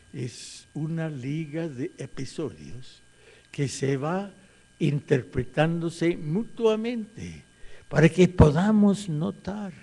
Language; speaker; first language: Spanish; non-native, fluent; English